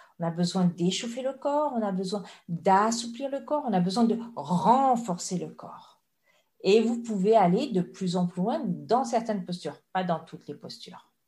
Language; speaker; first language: French; native; French